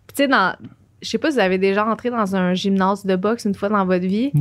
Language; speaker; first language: French; native; French